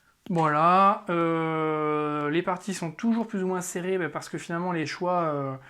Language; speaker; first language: French; native; French